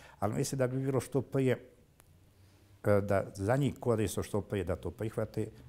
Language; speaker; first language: Serbian; native; Serbian